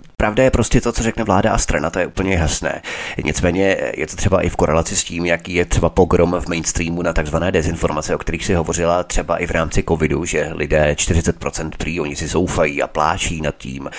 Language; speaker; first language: Czech; native; Czech